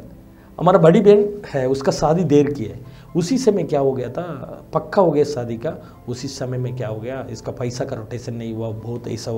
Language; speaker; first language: Hindi; non-native, local second language; Tamil